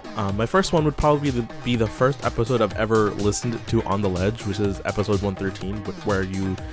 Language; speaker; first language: English; native; English